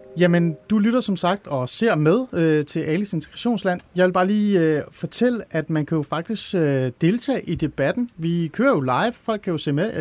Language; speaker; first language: Danish; early bilingual, other home language; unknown